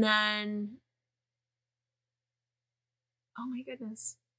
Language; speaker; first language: English; native; English